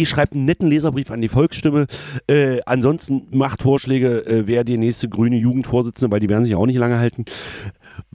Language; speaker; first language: German; native; German